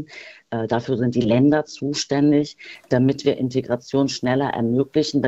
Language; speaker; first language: German; early bilingual, other home language; Turkish